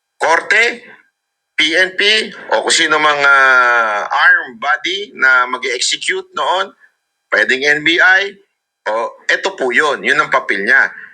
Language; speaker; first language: Filipino; native; Filipino